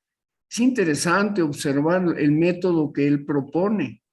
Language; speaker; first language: Spanish; native; Spanish